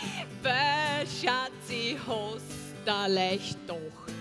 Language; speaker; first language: German; native; German